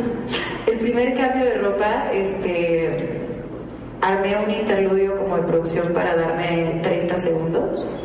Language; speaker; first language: Spanish; native; Spanish